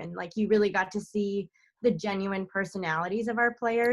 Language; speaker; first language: English; native; English